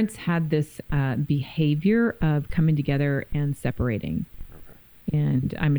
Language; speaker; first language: English; native; English